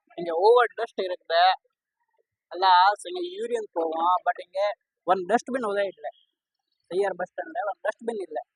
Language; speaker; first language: Tamil; non-native, learner; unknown